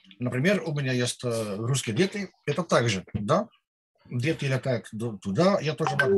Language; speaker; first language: Russian; non-native, learner; Dutch